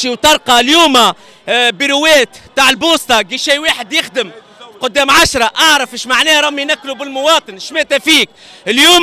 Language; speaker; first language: Arabic; native; Arabic